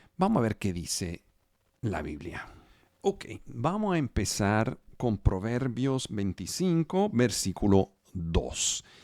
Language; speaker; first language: Spanish; non-native, fluent; Italian